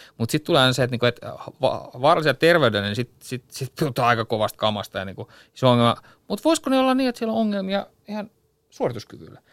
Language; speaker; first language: Finnish; native; Finnish